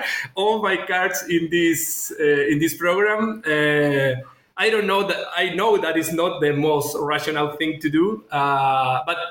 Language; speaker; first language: English; non-native, fluent; Spanish